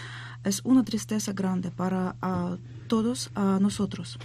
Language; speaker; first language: Spanish; non-native, learner; Ukrainian